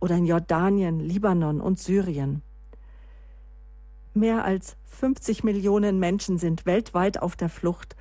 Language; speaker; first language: German; native; German